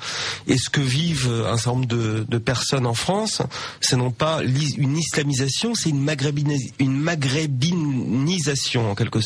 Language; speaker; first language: French; native; French